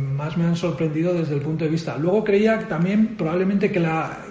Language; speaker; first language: Spanish; native; Spanish